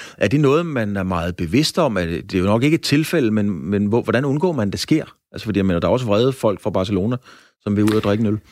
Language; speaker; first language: Danish; native; Danish